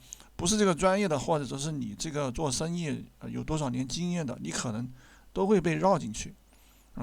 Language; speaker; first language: Chinese; native; Chinese